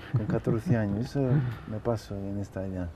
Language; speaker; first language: Spanish; non-native, fluent; English